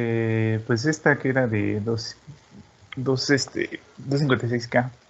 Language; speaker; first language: Spanish; native; Spanish